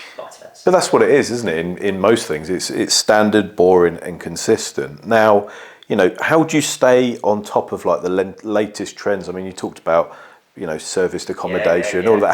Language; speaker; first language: English; native; English